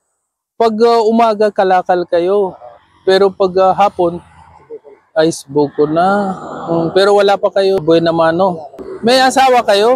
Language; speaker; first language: Filipino; non-native, learner; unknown